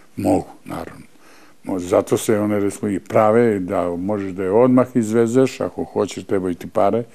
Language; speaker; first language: Serbian; native; Serbian